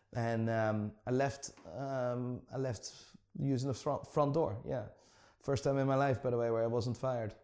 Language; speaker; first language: English; non-native, fluent; Dutch